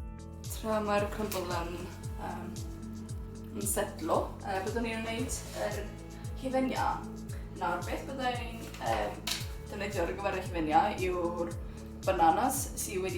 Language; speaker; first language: Welsh; non-native, learner; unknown